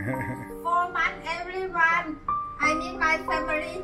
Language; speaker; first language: English; non-native, learner; Thai